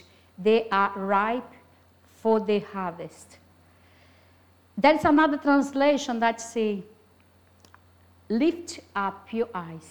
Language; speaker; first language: English; non-native, fluent; Portuguese